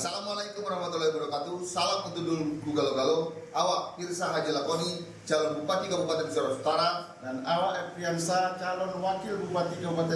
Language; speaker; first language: Malay; native; Malay